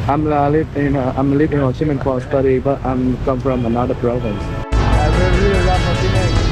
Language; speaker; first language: English; non-native, learner; Vietnamese